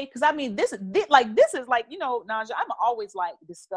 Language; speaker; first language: English; native; English